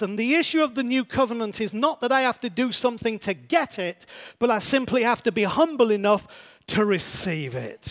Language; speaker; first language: English; native; English